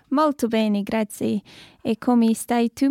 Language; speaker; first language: Italian; non-native, learner; English